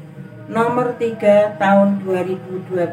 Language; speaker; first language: Indonesian; native; Indonesian